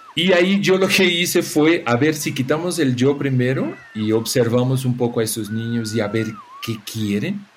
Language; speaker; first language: Spanish; non-native, fluent; Portuguese